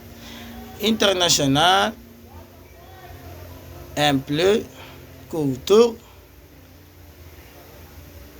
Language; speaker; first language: French; non-native, learner; Spanish